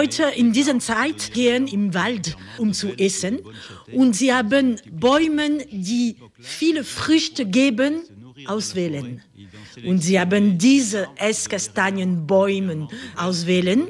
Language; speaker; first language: German; non-native, learner; French